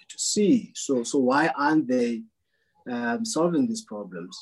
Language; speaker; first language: English; non-native, local second language; Xhosa